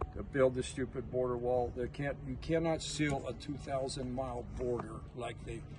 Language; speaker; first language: English; native; English